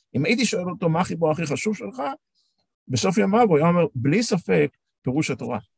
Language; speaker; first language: Hebrew; native; Hebrew